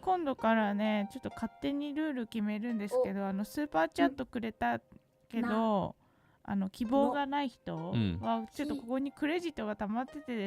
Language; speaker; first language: Japanese; native; Japanese